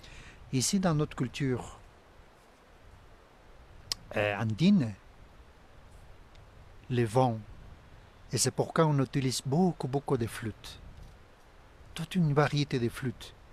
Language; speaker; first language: French; non-native, fluent; Spanish